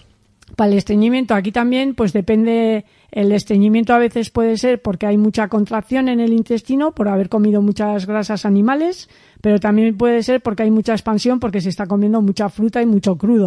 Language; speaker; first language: Spanish; native; Spanish